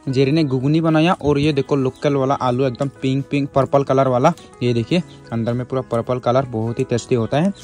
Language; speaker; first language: Hindi; non-native, local second language; Chakma